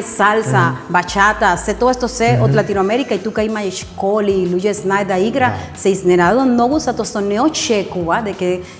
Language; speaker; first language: Macedonian; non-native, fluent; Spanish